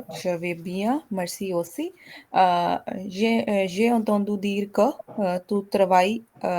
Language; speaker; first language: French; non-native, learner; Hindi